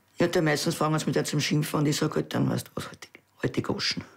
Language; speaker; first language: German; native; German